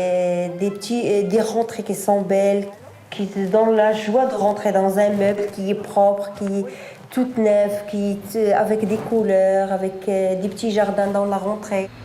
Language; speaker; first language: French; non-native, fluent; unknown